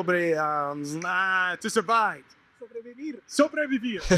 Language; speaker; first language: Spanish; non-native, learner; English